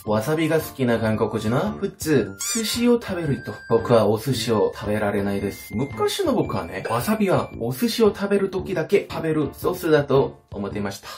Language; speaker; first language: Japanese; non-native, fluent; Korean